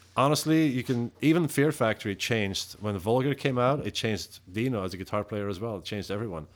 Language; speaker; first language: English; non-native, fluent; Dutch